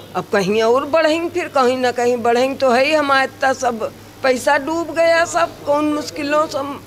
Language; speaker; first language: Hindi; native; Hindi